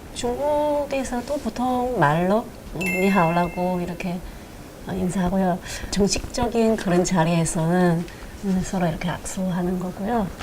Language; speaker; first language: Korean; non-native, fluent; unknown